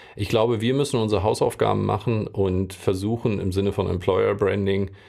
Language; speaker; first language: German; native; German